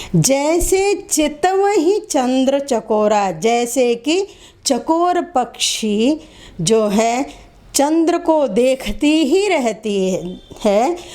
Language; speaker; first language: Hindi; non-native, local second language; Telugu